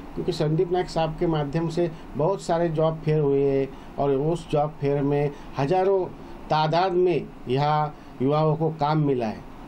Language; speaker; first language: Hindi; non-native, local second language; Marathi